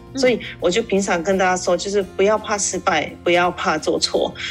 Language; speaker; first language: Chinese; non-native, fluent; Japanese